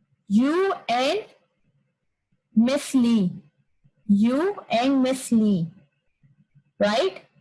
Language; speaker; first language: English; non-native, local second language; Urdu